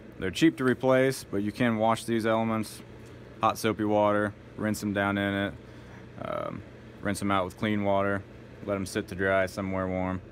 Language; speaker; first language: English; native; English